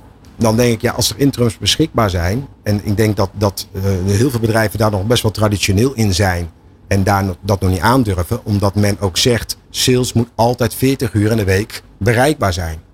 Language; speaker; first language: Dutch; native; Dutch